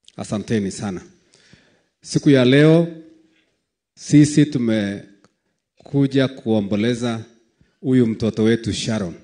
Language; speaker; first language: Swahili; native; Swahili